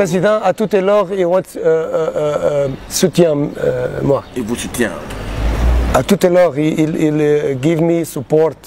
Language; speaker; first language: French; non-native, learner; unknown